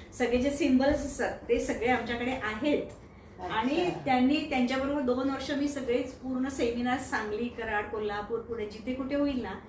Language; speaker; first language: Marathi; non-native, local second language; Gujarati